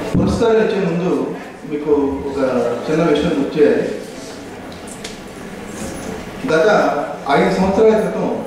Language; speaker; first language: Telugu; native; Telugu